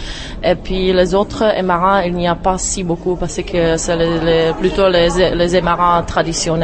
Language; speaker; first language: French; non-native, fluent; Czech